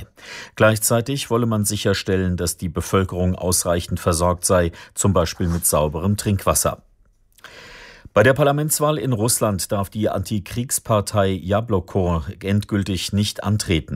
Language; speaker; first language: German; native; German